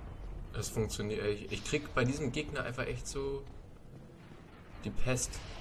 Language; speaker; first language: German; native; German